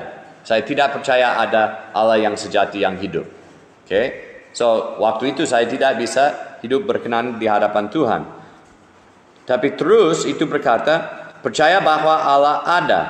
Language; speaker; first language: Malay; non-native, fluent; English